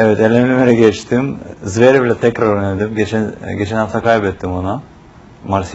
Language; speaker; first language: Turkish; non-native, fluent; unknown